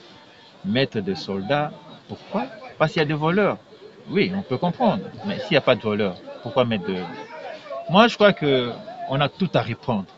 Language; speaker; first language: French; non-native, local second language; Lingala